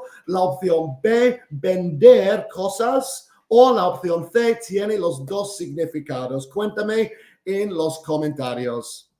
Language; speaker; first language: Spanish; non-native, fluent; English